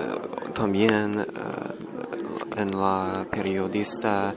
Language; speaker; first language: Spanish; non-native, learner; English